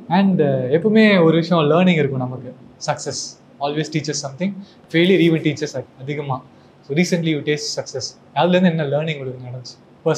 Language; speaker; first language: Tamil; native; Tamil